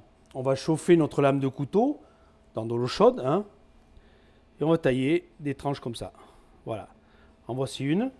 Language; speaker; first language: French; native; French